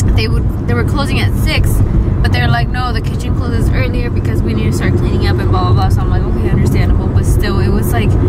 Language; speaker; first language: English; early bilingual, other home language; Spanish